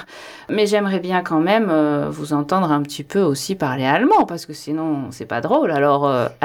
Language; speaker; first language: French; native; French